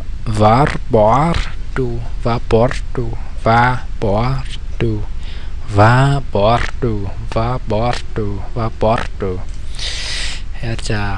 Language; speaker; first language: Swedish; non-native, learner; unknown